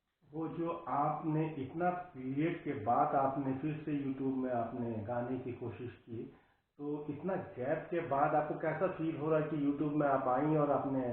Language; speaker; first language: Hindi; native; Hindi